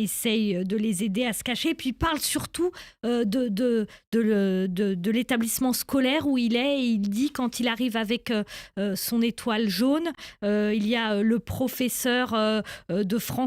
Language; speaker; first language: French; native; French